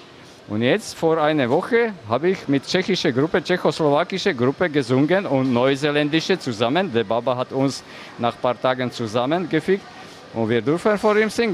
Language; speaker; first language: German; non-native, fluent; Slovak